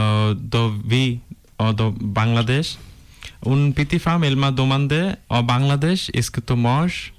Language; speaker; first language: French; non-native, learner; Bangla